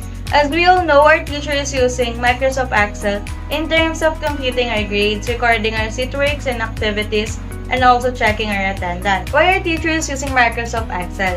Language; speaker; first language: English; non-native, local second language; Filipino